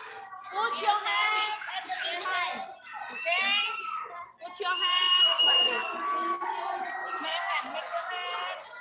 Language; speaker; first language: English; non-native, learner; Indonesian